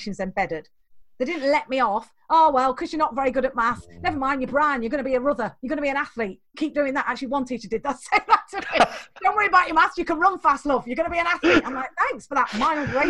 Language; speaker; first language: English; native; English